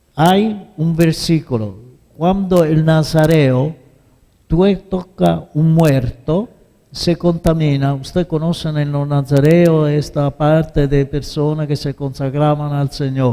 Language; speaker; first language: Spanish; non-native, fluent; Italian